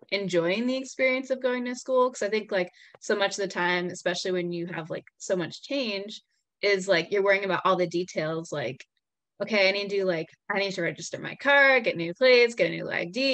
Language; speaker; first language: English; native; English